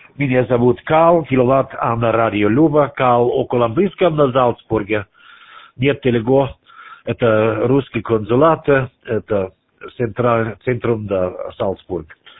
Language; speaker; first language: Russian; non-native, learner; German